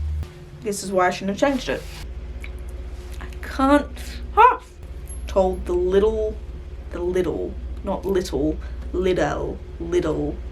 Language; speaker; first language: English; native; English